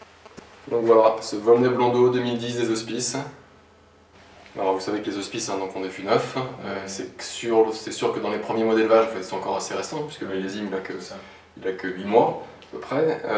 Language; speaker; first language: French; native; French